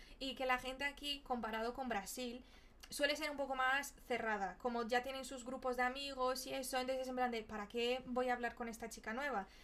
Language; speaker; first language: Spanish; early bilingual, other home language; Portuguese